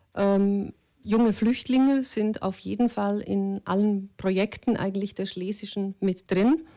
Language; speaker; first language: German; native; German